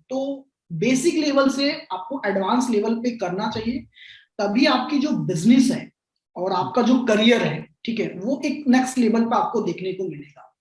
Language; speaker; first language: Hindi; non-native, local second language; Bangla